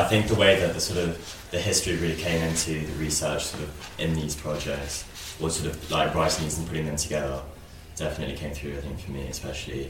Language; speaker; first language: English; native; English